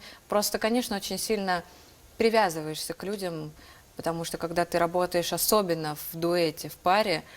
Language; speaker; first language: Russian; native; Russian